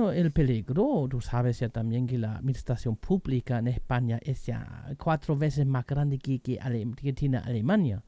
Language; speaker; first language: Spanish; non-native, learner; German